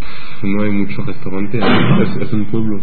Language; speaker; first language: Spanish; non-native, learner; French